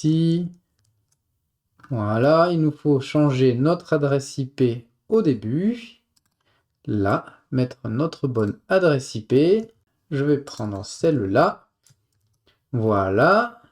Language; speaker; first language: French; native; French